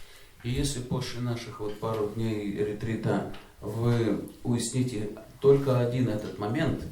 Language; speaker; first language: Russian; native; Russian